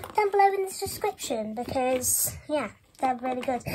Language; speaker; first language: English; native; English